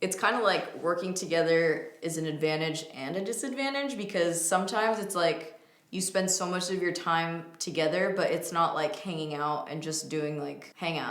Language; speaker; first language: English; native; English